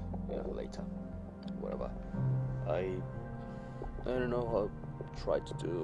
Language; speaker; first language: English; non-native, learner; Spanish